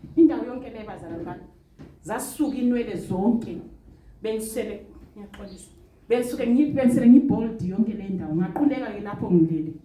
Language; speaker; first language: Zulu; non-native, local second language; Xhosa